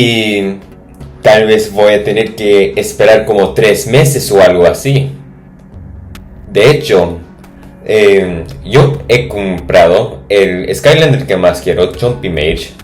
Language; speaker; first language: Spanish; non-native, fluent; English